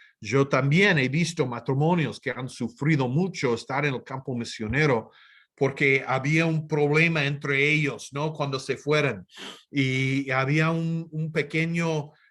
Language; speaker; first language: Spanish; non-native, fluent; English